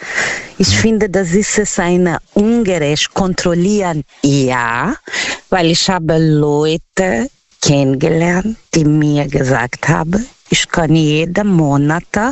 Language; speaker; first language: German; non-native, learner; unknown